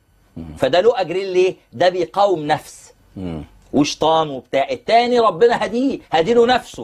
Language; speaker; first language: Arabic; native; Arabic